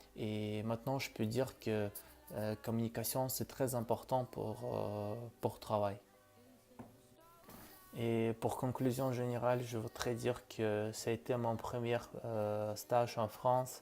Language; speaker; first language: French; non-native, learner; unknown